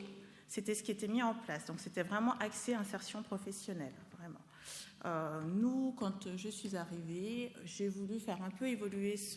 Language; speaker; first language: French; native; French